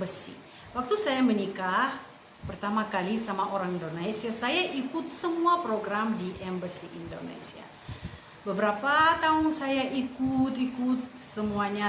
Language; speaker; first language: Indonesian; non-native, fluent; Russian